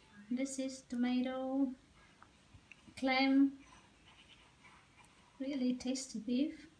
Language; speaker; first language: English; non-native, learner; Vietnamese